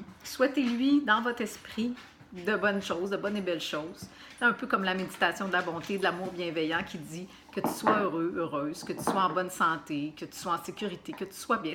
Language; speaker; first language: French; native; French